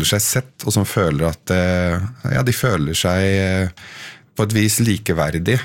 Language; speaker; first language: Norwegian; early bilingual, other home language; Arabic